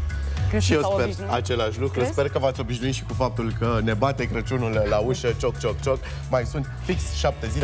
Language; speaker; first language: Romanian; native; Romanian